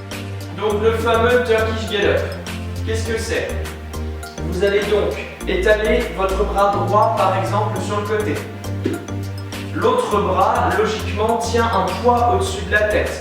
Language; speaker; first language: French; native; French